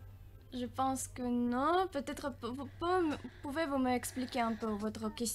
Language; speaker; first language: French; non-native, learner; Russian